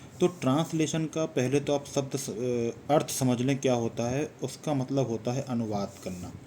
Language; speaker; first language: Hindi; native; Hindi